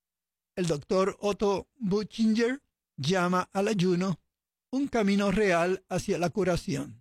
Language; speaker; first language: Spanish; native; Spanish